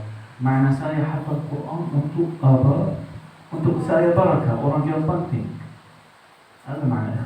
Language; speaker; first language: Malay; non-native, learner; Arabic